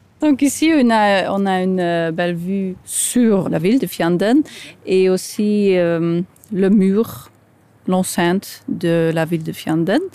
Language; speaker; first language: French; non-native, local second language; Luxembourgish